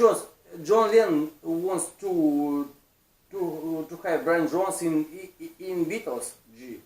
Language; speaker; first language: English; non-native, learner; Russian